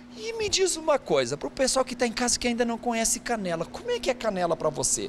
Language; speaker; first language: Portuguese; native; Portuguese